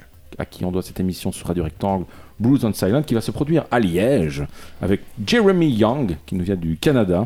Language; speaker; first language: French; native; French